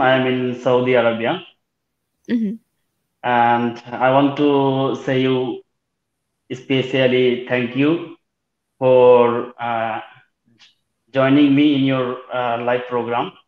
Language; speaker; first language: English; non-native, fluent; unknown